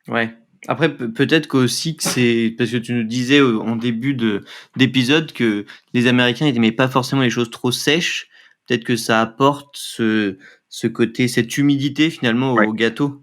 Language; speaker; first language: French; native; French